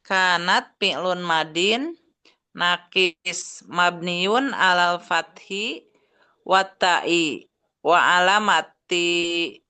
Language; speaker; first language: Arabic; non-native, learner; Indonesian